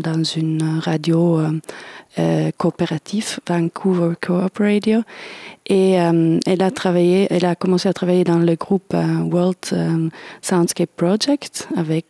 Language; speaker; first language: French; non-native, fluent; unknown